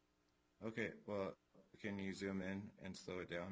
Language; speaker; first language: English; native; English